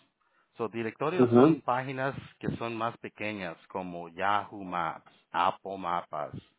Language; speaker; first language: Spanish; early bilingual, heritage; Spanish